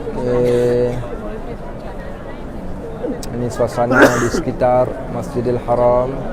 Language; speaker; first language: Malay; native; Malay